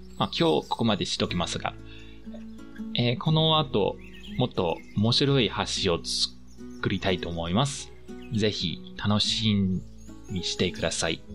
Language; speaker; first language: Japanese; non-native, fluent; English